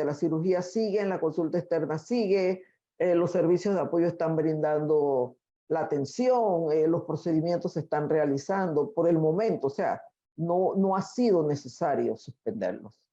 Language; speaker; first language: Spanish; native; Spanish